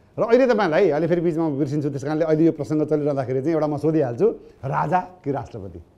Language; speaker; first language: Nepali; native; Nepali